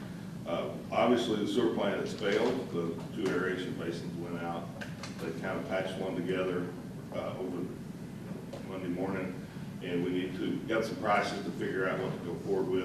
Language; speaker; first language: English; native; English